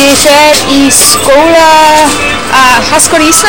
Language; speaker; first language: Icelandic; non-native, learner; Japanese